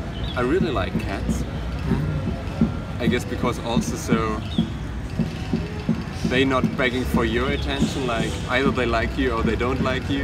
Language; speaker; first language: English; non-native, fluent; German